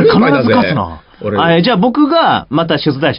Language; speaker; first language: Japanese; native; Japanese